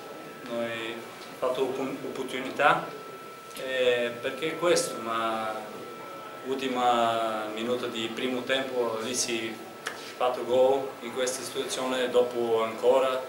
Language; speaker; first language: Italian; non-native, learner; Bulgarian